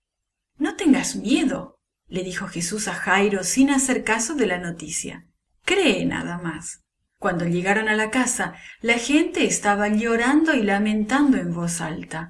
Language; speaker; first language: Spanish; native; Spanish